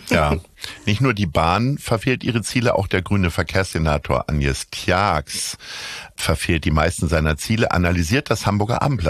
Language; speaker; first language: German; native; German